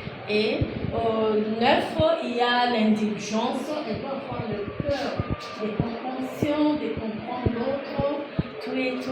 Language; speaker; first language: French; non-native, local second language; Lingala